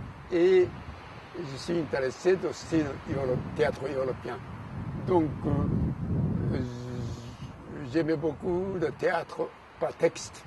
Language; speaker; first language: French; non-native, learner; Japanese